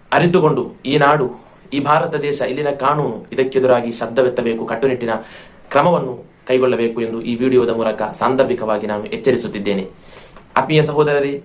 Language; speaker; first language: Kannada; non-native, local second language; Malayalam